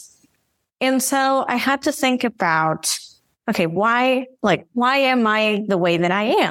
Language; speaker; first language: English; non-native, fluent; Portuguese